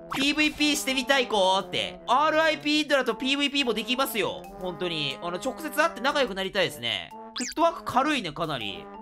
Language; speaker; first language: Japanese; native; Japanese